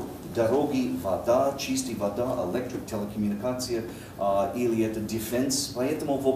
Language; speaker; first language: Russian; non-native, fluent; English